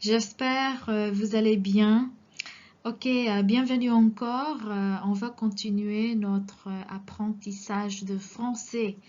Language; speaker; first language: French; non-native, fluent; Indonesian